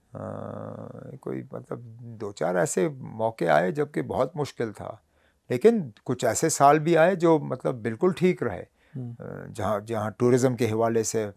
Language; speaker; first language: Hindi; non-native, local second language; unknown